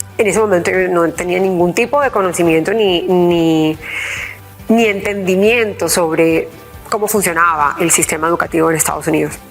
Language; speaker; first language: Spanish; early bilingual, heritage; English